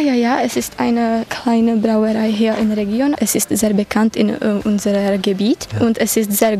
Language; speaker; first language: German; non-native, learner; Czech